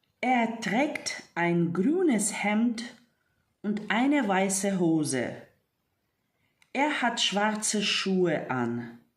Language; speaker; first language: German; non-native, fluent; Ukrainian